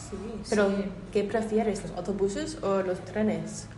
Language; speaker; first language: Spanish; non-native, learner; English